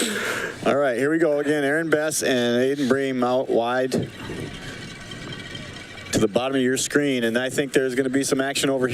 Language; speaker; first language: English; native; English